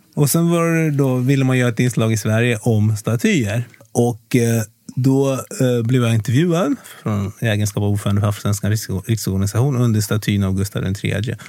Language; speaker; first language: Swedish; native; Swedish